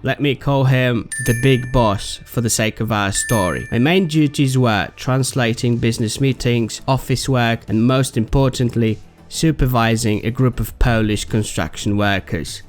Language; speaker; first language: English; non-native, fluent; Polish